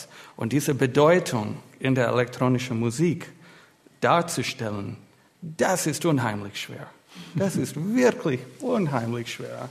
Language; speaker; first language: German; non-native, fluent; English